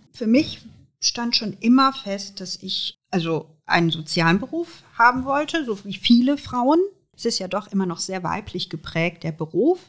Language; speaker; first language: German; early bilingual, other home language; Serbian